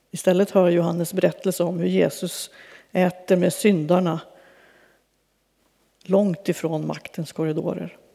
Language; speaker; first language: Swedish; native; Swedish